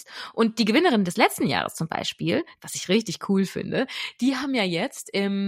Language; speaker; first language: German; native; German